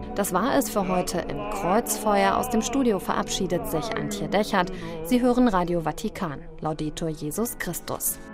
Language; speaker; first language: German; native; German